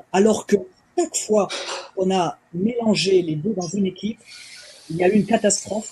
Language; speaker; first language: French; native; French